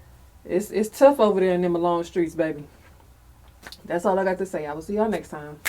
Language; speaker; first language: English; native; English